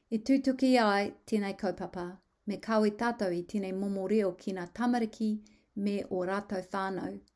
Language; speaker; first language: Māori; non-native, local second language; English